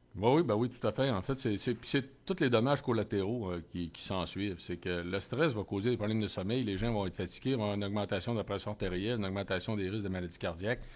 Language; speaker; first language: French; native; French